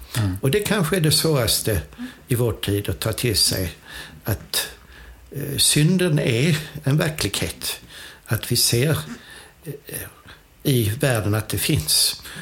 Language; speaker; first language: Swedish; native; Swedish